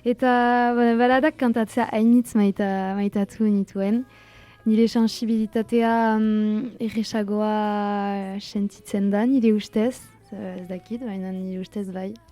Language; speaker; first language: Basque; non-native, local second language; French